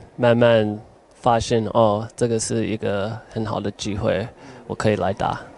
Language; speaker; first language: Chinese; early bilingual, heritage; Chinese